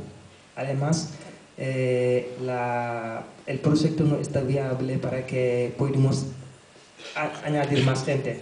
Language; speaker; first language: Spanish; non-native, learner; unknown